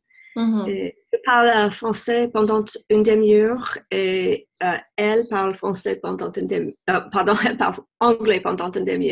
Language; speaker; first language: French; non-native, fluent; English